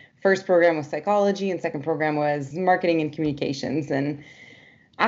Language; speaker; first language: English; non-native, fluent; French